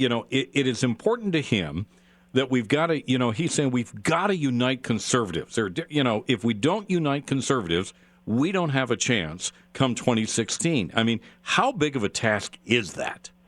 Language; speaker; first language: English; native; English